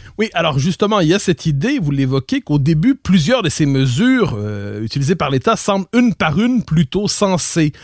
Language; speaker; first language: French; native; French